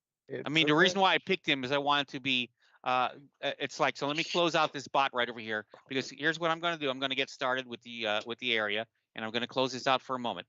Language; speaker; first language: English; native; English